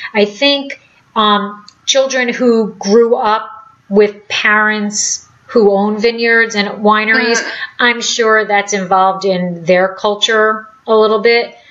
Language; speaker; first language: English; native; English